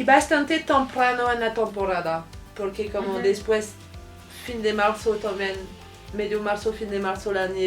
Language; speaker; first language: Spanish; non-native, fluent; French